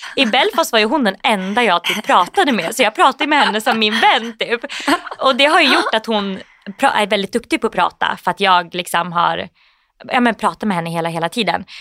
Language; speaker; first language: Swedish; native; Swedish